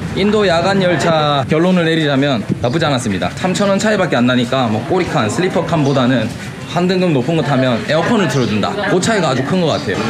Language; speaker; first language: Korean; native; Korean